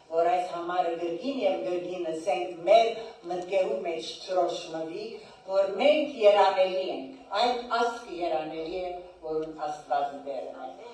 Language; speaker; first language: Armenian; early bilingual, heritage; Armenian